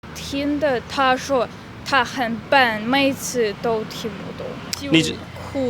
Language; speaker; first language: Chinese; non-native, learner; Russian